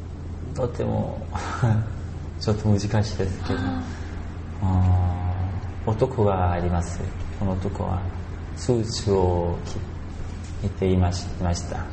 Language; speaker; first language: Japanese; non-native, learner; Korean